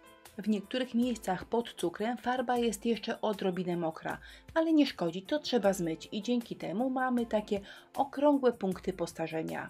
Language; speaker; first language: Polish; native; Polish